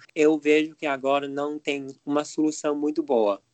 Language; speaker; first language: Portuguese; non-native, fluent; Chinese